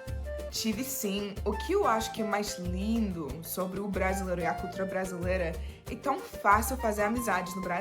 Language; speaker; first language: Portuguese; non-native, fluent; English